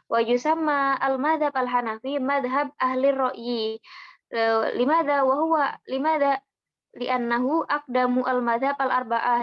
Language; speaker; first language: Arabic; non-native, learner; Indonesian